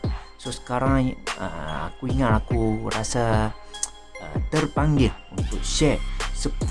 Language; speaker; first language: Malay; native; Malay